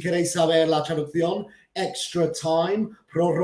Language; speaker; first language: Spanish; non-native, fluent; English